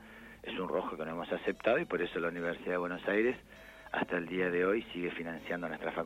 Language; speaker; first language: Spanish; native; Spanish